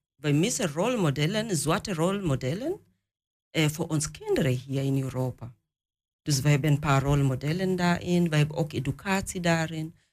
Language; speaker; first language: Dutch; non-native, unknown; Swahili